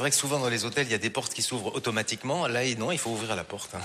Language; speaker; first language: French; native; French